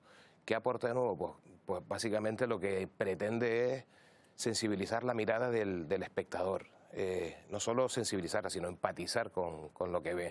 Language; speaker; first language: Spanish; native; Spanish